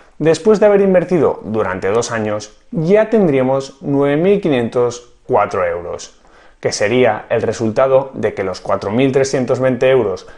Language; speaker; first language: Spanish; native; Spanish